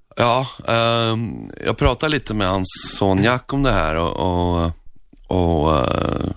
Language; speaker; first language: Swedish; non-native, fluent; Norwegian